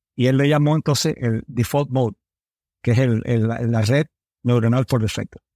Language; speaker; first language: Spanish; early bilingual, heritage; Spanish